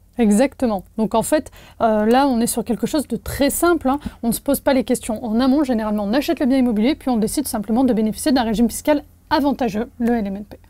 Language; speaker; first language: French; native; French